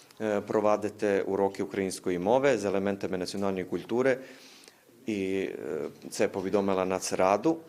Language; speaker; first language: Ukrainian; early bilingual, heritage; Ukrainian